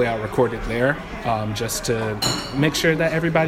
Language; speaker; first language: English; native; English